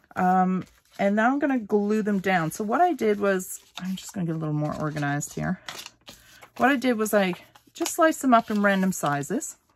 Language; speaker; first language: English; native; English